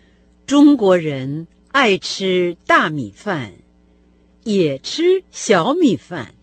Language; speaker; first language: Chinese; non-native, fluent; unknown